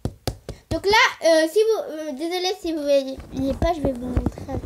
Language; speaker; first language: French; native; French